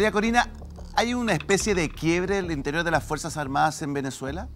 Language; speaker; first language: Spanish; native; Spanish